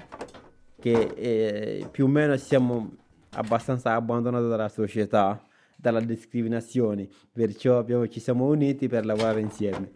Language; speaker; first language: Italian; non-native, fluent; Bambara